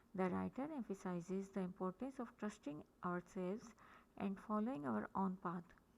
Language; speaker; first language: English; non-native, local second language; Urdu